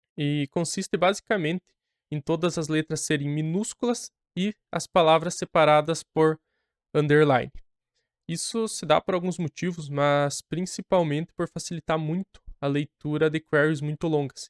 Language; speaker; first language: Portuguese; native; Portuguese